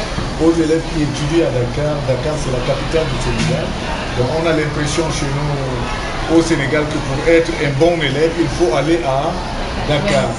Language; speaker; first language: French; non-native, local second language; Wolof